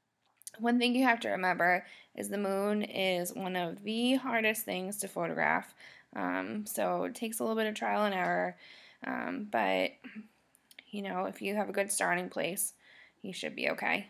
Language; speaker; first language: English; native; English